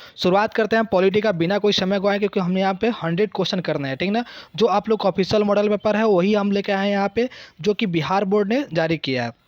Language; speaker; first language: Hindi; native; Hindi